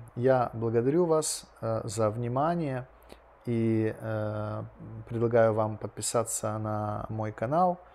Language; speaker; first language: Russian; native; Russian